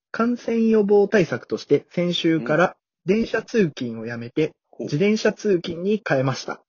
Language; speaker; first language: Japanese; native; Japanese